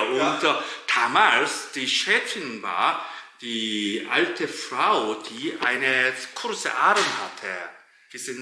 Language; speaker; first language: German; non-native, learner; Korean